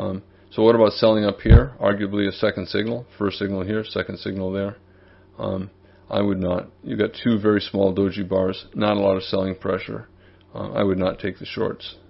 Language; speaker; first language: English; native; English